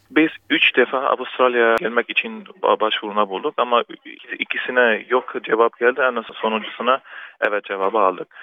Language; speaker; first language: Turkish; early bilingual, heritage; Turkish